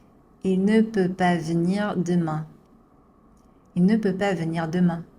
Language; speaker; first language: French; non-native, fluent; Korean